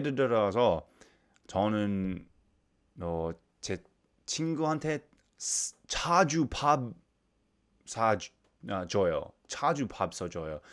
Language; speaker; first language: Korean; non-native, learner; English